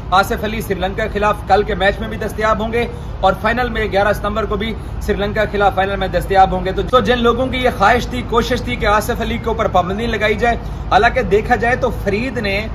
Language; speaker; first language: Urdu; native; Urdu